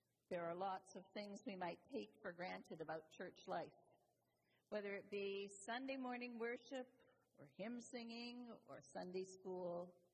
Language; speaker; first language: English; native; English